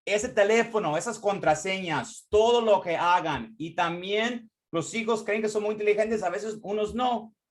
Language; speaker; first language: Spanish; early bilingual, heritage; Spanish